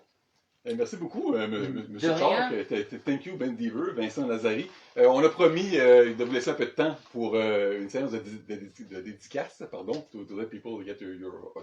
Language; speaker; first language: French; native; French